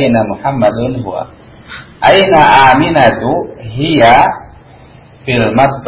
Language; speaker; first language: Arabic; non-native, fluent; Indonesian